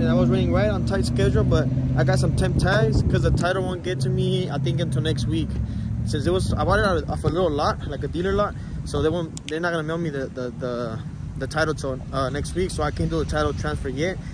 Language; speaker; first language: English; early bilingual, other home language; Spanish